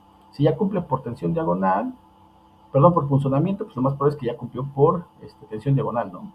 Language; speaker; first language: Spanish; native; Spanish